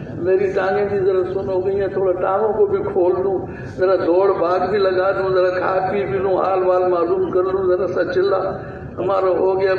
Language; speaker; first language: Urdu; non-native, local second language; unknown